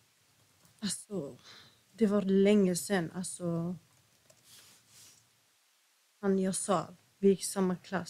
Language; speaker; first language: Swedish; non-native, fluent; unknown